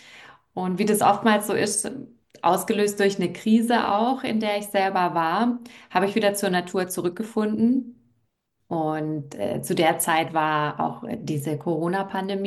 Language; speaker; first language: German; native; German